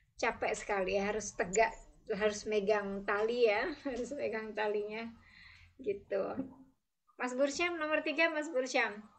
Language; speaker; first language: Indonesian; native; Indonesian